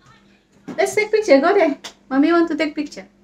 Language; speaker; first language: English; non-native, learner; Malay